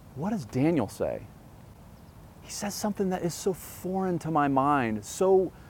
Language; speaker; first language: English; early bilingual, other home language; Dutch